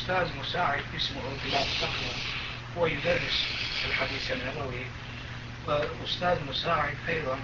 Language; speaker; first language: Arabic; non-native, fluent; Turkish